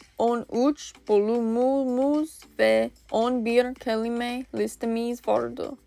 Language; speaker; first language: Turkish; non-native, learner; English